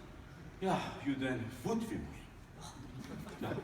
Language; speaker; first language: German; non-native, learner; Persian